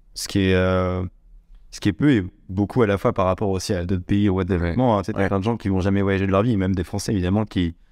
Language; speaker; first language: French; native; French